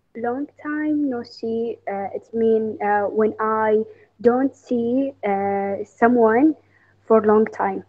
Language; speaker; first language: English; non-native, fluent; Arabic